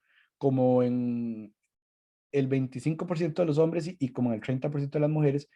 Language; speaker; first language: Spanish; native; Spanish